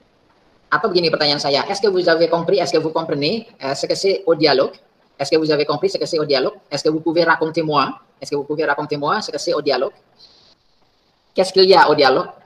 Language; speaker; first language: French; non-native, fluent; Indonesian